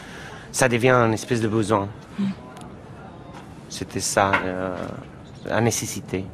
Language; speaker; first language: French; non-native, fluent; Romanian